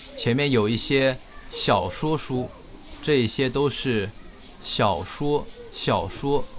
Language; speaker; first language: Chinese; native; Chinese